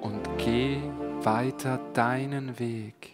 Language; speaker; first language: German; native; German